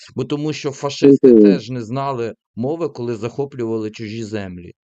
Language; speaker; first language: Ukrainian; native; Ukrainian